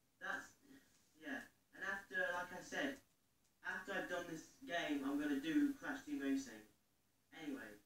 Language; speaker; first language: English; native; English